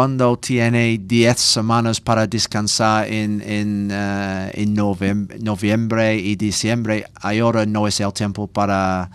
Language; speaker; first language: Spanish; non-native, learner; English